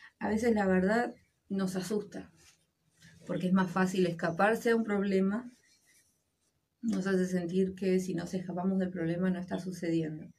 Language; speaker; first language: Spanish; native; Spanish